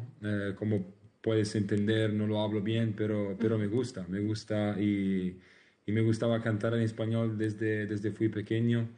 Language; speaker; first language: Spanish; non-native, learner; Italian